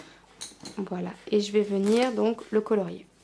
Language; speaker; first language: French; native; French